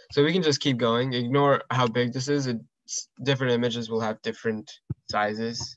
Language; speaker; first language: English; early bilingual, other home language; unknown